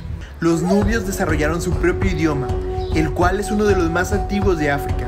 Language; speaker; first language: Spanish; native; Spanish